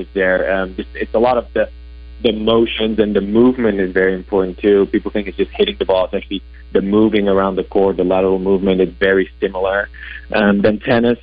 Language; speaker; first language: English; non-native, fluent; Dutch